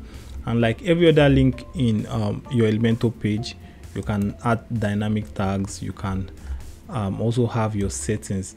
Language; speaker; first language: English; native; English